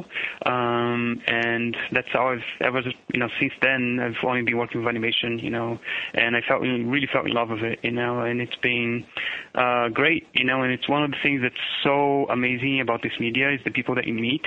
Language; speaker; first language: English; non-native, fluent; Portuguese